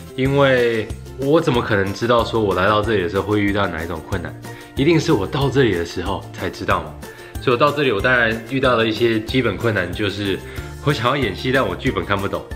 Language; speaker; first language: Chinese; early bilingual, heritage; Chinese